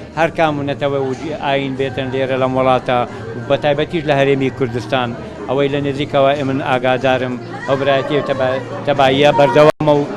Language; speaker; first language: Central Kurdish; non-native, local second language; Assyrian Neo-Aramaic